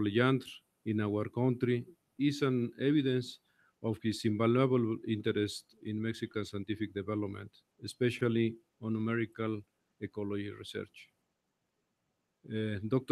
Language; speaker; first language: English; non-native, fluent; Spanish